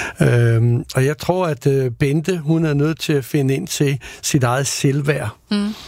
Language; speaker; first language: Danish; non-native, fluent; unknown